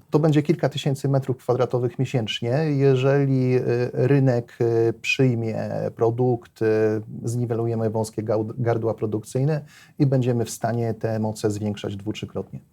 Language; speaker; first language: Polish; native; Polish